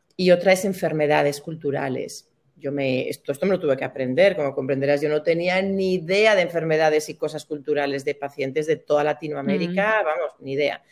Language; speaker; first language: Spanish; native; Spanish